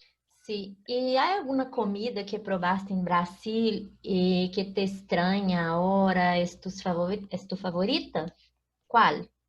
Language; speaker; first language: Spanish; non-native, fluent; Portuguese